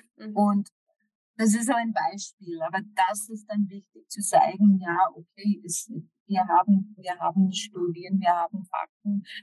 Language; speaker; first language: German; non-native, fluent; English